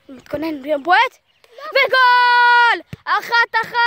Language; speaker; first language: Hebrew; native; Hebrew